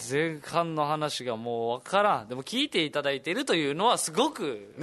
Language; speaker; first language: Japanese; native; Japanese